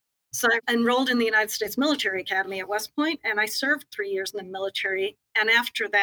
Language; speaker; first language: English; native; English